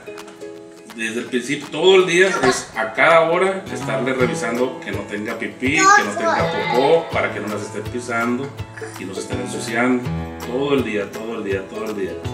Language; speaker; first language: Spanish; native; Spanish